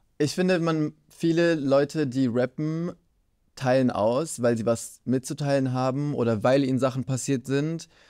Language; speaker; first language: German; early bilingual, other home language; Kurdish